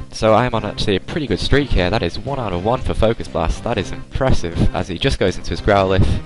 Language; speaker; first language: English; native; English